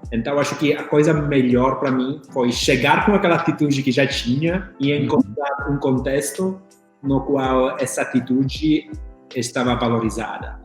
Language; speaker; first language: Portuguese; non-native, fluent; Italian